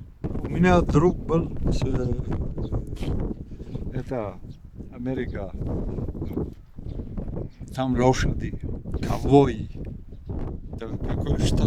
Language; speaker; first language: Russian; non-native, local second language; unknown